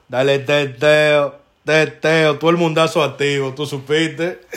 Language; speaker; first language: Spanish; early bilingual, heritage; Spanish